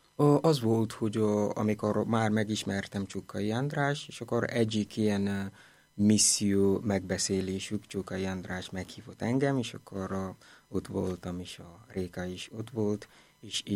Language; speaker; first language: Hungarian; non-native, fluent; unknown